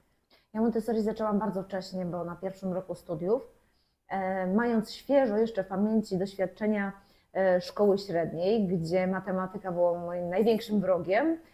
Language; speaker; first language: Polish; native; Polish